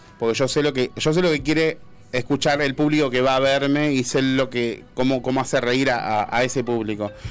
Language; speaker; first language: Spanish; native; Spanish